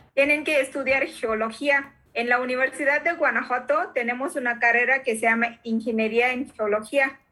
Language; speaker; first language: Spanish; non-native, fluent; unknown